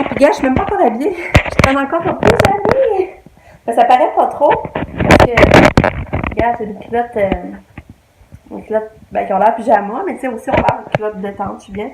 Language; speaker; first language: French; native; French